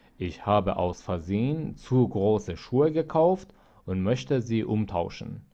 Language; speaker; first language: German; non-native, fluent; Persian